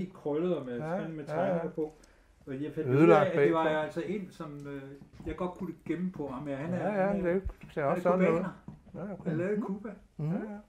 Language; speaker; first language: Danish; native; Danish